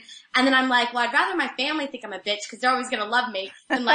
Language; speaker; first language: English; native; English